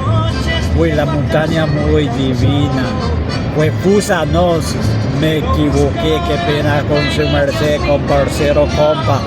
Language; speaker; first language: Spanish; non-native, fluent; Japanese